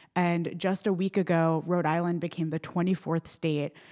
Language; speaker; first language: English; native; English